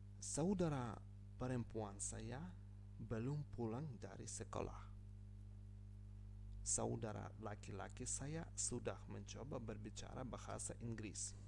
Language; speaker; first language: Indonesian; non-native, fluent; Ukrainian